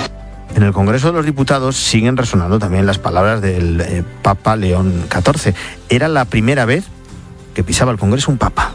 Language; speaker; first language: Spanish; native; Spanish